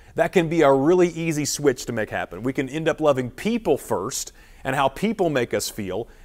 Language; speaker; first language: English; native; English